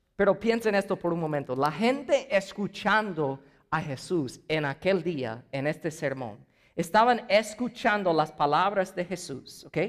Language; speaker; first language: Spanish; non-native, fluent; English